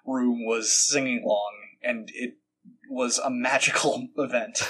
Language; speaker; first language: English; native; English